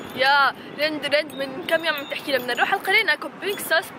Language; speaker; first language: Arabic; native; Arabic